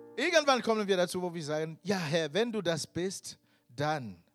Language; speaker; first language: German; non-native, fluent; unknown